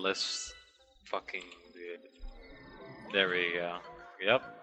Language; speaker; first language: English; early bilingual, other home language; Spanish